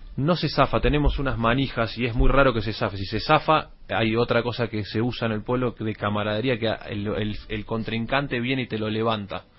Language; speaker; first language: Spanish; native; Spanish